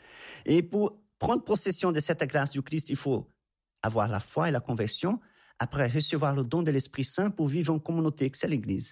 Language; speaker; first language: French; non-native, fluent; Portuguese